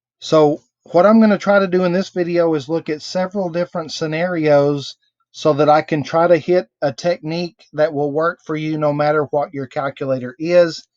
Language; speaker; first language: English; native; English